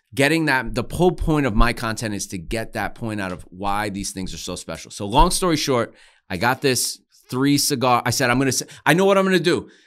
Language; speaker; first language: English; native; English